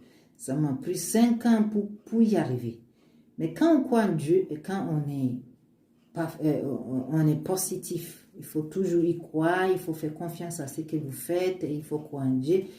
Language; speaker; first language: French; non-native, learner; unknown